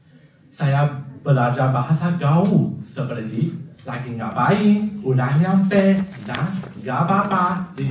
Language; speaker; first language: Indonesian; non-native, fluent; Chinese